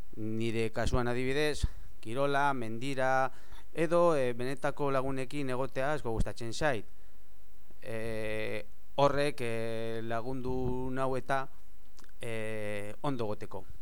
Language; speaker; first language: Basque; non-native, learner; Spanish